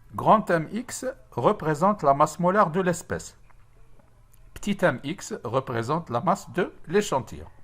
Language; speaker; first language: French; non-native, local second language; Arabic